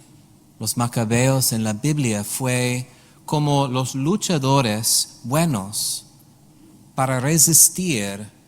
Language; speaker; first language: Spanish; non-native, learner; English